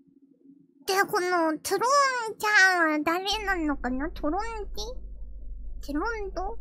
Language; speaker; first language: Japanese; non-native, fluent; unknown